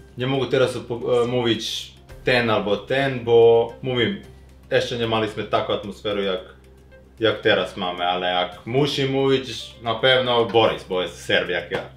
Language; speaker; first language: Polish; non-native, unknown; Serbian